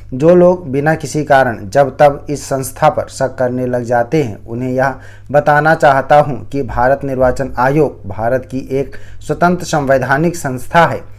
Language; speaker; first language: Hindi; native; Hindi